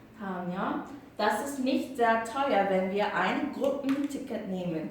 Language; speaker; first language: German; non-native, fluent; Korean